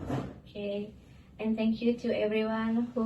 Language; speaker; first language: English; non-native, learner; Indonesian